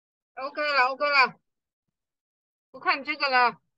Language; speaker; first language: Chinese; non-native, fluent; Vietnamese